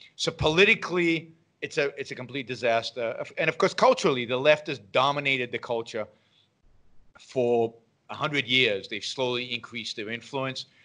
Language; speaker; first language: English; non-native, fluent; Hebrew